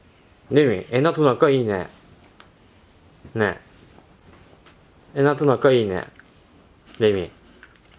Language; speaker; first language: Japanese; native; Japanese